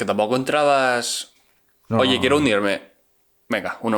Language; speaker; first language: Spanish; native; Spanish